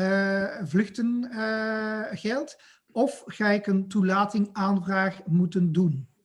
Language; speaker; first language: Dutch; non-native, local second language; French